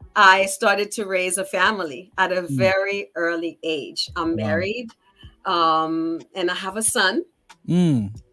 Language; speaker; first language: English; early bilingual, other home language; Haitian Creole